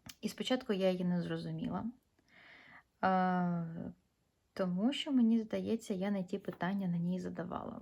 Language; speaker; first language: Ukrainian; non-native, local second language; Russian